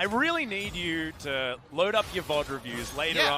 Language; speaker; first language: English; native; English